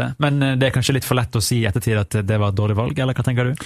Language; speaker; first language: Norwegian; native; Norwegian